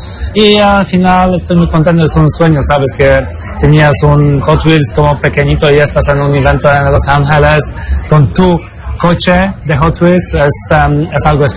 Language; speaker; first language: Spanish; non-native, learner; Polish